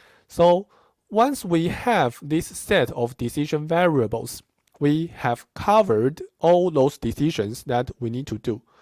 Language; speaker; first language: English; non-native, fluent; Chinese